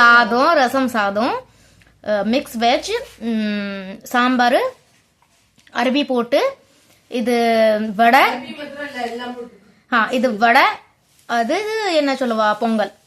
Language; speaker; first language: Tamil; early bilingual, heritage; Tamil